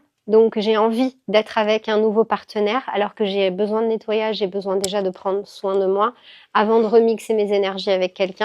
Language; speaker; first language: French; native; French